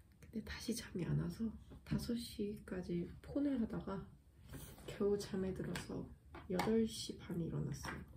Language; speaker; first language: Korean; native; Korean